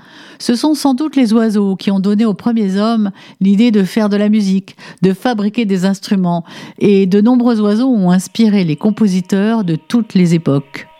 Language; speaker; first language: French; native; French